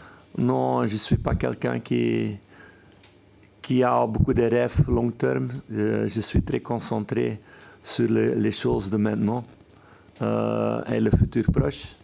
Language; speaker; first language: French; non-native, fluent; Dutch